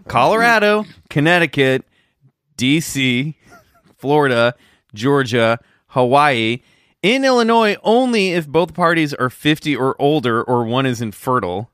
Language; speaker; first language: English; native; English